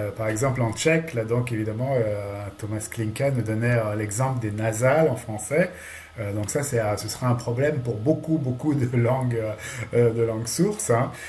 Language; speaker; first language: French; native; French